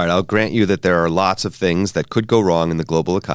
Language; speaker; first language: English; native; English